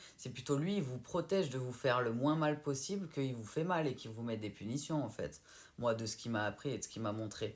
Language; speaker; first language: French; native; French